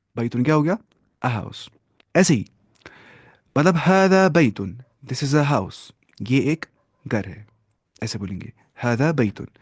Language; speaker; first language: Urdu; non-native, local second language; Kashmiri